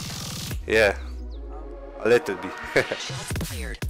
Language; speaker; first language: English; non-native, learner; Polish